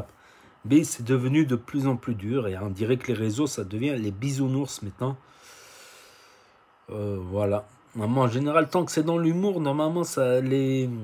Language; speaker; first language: French; native; French